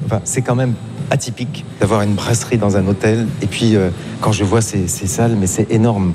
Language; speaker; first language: French; native; French